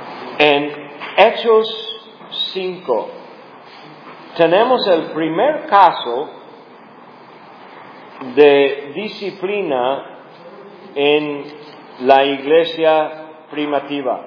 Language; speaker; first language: Spanish; non-native, fluent; English